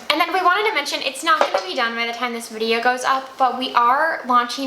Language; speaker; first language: English; native; English